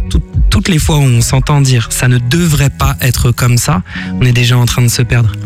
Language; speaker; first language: French; native; French